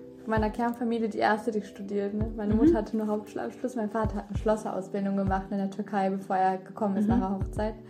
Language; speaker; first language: German; early bilingual, other home language; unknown